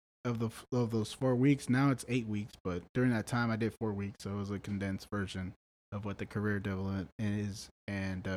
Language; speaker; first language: English; native; English